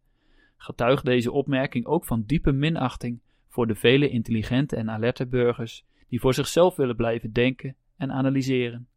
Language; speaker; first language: Dutch; native; Dutch